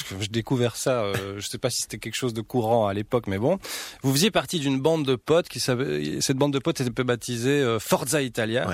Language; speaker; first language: French; native; French